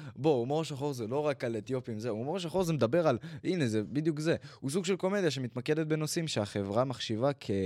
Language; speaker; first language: Hebrew; native; Hebrew